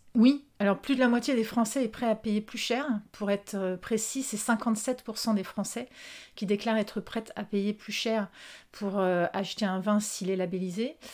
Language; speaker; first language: French; native; French